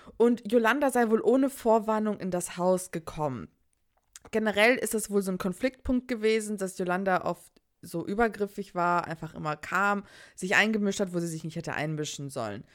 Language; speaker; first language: German; early bilingual, other home language; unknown